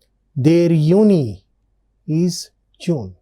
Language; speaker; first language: German; non-native, learner; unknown